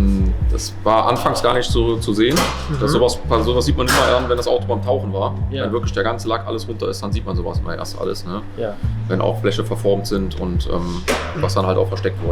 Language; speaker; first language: German; native; German